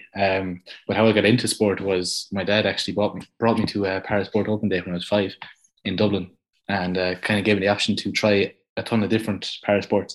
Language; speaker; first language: English; native; English